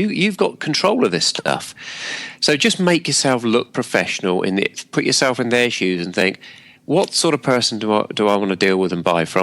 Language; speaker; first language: English; native; English